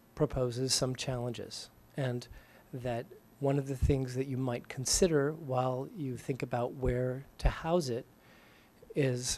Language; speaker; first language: English; native; English